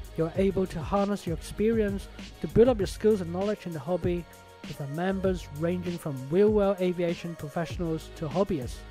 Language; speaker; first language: English; non-native, local second language; Cantonese